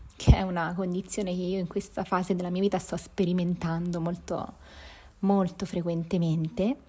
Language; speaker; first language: Italian; native; Italian